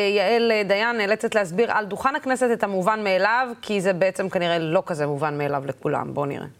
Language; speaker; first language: Hebrew; non-native, local second language; Arabic